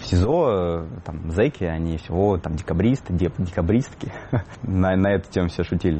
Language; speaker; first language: Russian; native; Russian